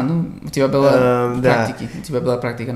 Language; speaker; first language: Russian; non-native, fluent; English